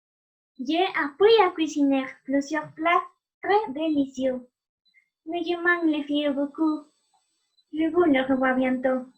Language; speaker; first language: French; non-native, learner; Spanish